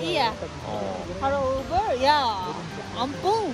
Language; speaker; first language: Indonesian; non-native, learner; Japanese